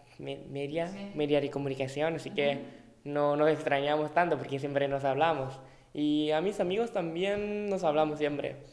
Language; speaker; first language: Spanish; non-native, fluent; Thai